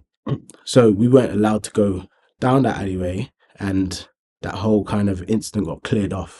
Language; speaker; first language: English; native; English